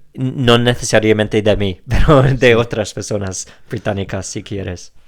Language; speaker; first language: Spanish; non-native, fluent; English